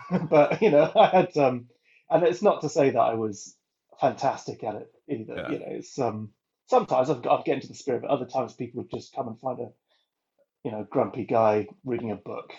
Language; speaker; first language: English; native; English